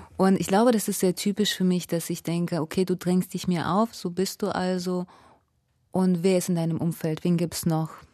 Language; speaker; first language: German; early bilingual, other home language; Russian